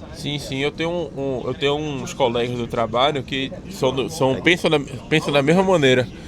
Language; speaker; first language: Portuguese; native; Portuguese